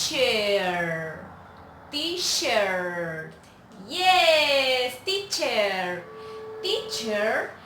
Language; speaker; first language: English; non-native, learner; Spanish